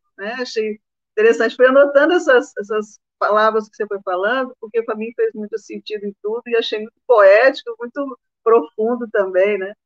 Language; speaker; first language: Portuguese; native; Portuguese